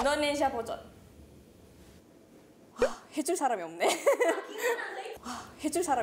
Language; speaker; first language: Korean; non-native, learner; Indonesian